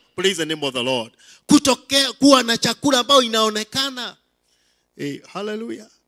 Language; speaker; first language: Swahili; non-native, local second language; Kikuyu